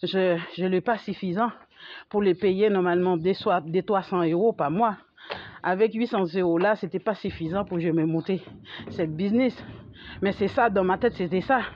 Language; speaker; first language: French; non-native, fluent; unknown